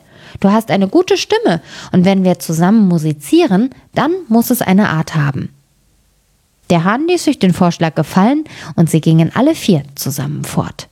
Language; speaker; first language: German; native; German